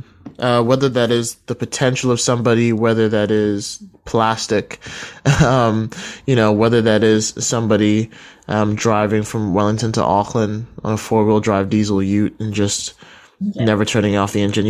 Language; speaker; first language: English; native; English